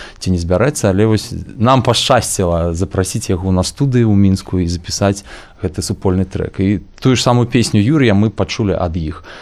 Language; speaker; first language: Belarusian; non-native, local second language; Russian